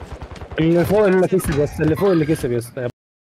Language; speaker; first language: Arabic; native; Arabic